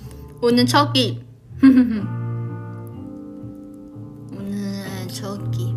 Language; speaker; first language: Korean; non-native, learner; Chinese